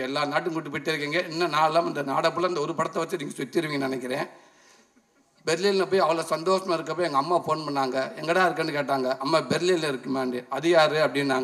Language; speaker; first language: Tamil; native; Tamil